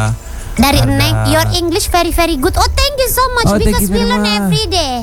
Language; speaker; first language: English; non-native, learner; Indonesian